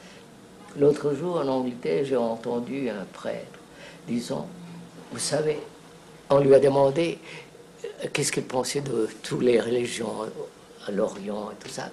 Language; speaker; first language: French; non-native, fluent; Telugu